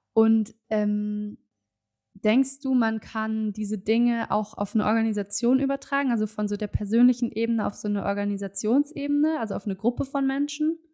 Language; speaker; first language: German; native; German